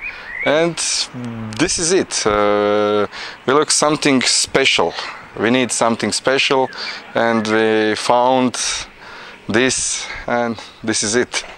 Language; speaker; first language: English; non-native, learner; Croatian